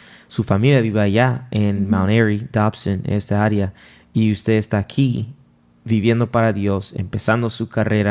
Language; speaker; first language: Spanish; non-native, fluent; English